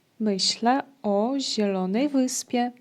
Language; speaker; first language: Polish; non-native, fluent; Ukrainian